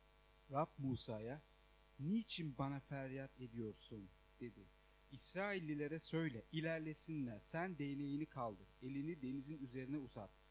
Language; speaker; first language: Turkish; native; Turkish